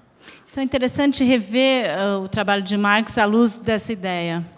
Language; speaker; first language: Portuguese; native; Portuguese